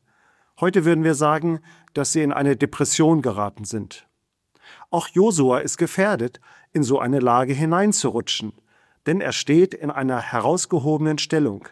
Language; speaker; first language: German; native; German